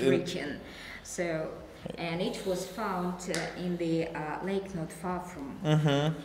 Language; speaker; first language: English; non-native, fluent; Latvian